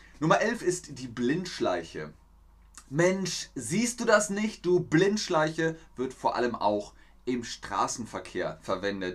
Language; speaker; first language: German; native; German